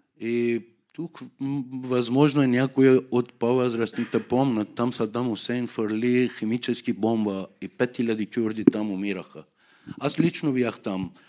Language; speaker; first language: Bulgarian; non-native, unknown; Persian